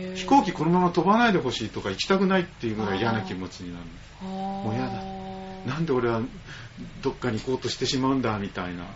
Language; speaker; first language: Japanese; native; Japanese